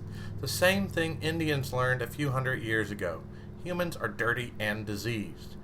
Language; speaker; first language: English; native; English